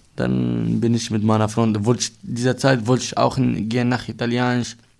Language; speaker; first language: German; non-native, learner; Arabic